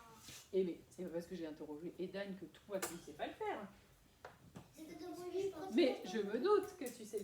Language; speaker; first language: French; native; French